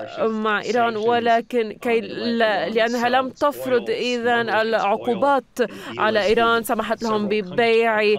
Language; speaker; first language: Arabic; non-native, fluent; English